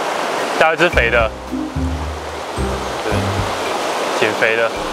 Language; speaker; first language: Chinese; native; Chinese